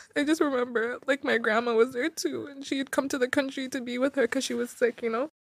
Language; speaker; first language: English; early bilingual, other home language; Tigrinya